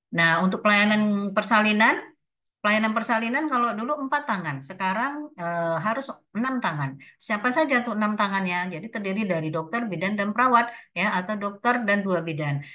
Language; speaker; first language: Indonesian; native; Indonesian